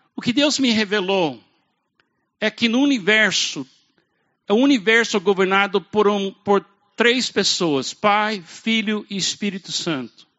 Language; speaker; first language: Portuguese; non-native, fluent; English